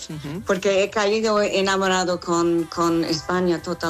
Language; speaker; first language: Spanish; non-native, fluent; English